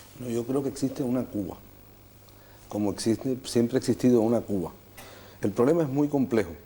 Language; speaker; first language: Spanish; native; Spanish